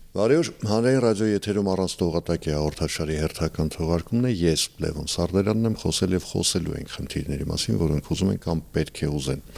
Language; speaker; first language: Armenian; native; Armenian